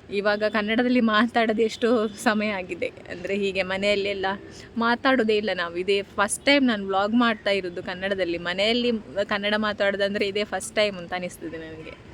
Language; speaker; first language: Kannada; non-native, local second language; Tulu